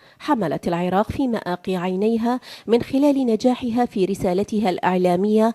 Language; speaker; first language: Arabic; native; Arabic